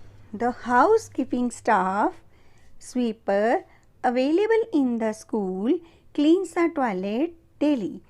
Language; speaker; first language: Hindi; native; Hindi